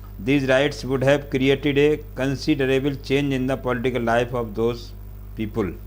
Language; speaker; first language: English; non-native, local second language; Hindi